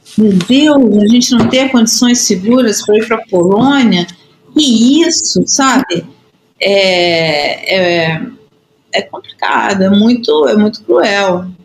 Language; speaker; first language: Portuguese; native; Portuguese